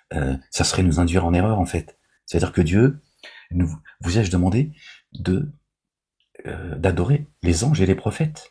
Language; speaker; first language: French; native; French